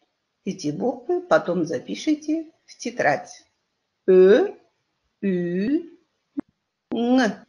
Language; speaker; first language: Russian; non-native, local second language; Kyrgyz